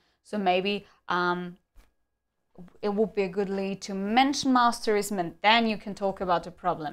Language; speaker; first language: English; non-native, fluent; German